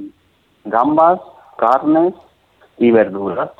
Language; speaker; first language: Spanish; non-native, learner; Nepali